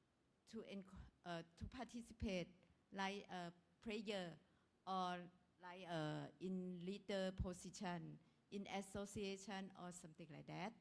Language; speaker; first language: English; non-native, learner; Thai